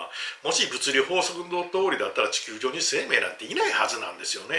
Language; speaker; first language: Japanese; native; Japanese